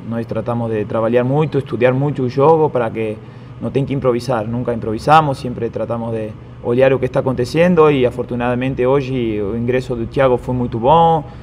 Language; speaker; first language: Portuguese; non-native, fluent; Spanish